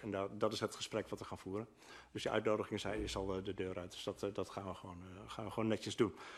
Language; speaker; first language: Dutch; native; Dutch